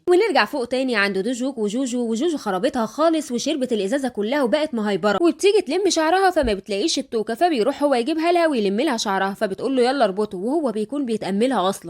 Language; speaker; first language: Arabic; native; Arabic